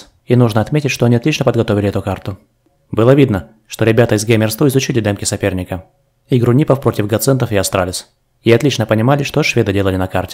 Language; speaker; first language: Russian; native; Russian